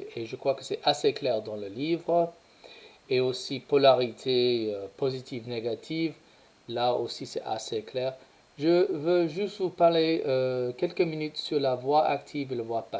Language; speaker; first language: French; non-native, fluent; English